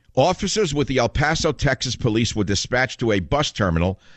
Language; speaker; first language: English; native; English